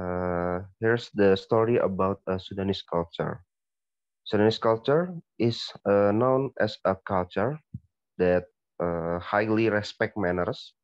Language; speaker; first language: English; non-native, learner; Indonesian